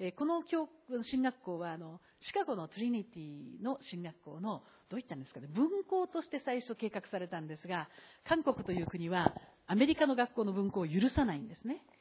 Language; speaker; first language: Japanese; native; Japanese